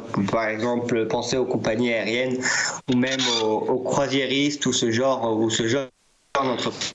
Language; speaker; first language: French; native; French